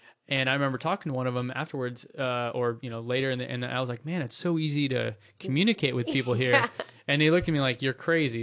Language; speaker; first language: English; native; English